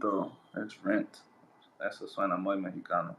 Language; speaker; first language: Spanish; non-native, learner; English